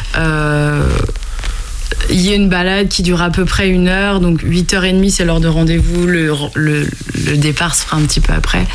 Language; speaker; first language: French; native; French